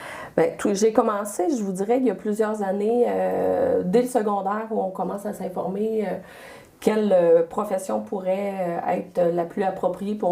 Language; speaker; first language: French; native; French